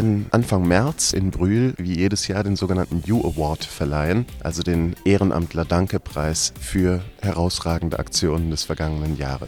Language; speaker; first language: German; native; German